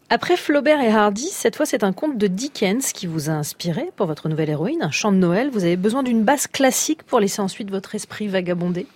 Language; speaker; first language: French; native; French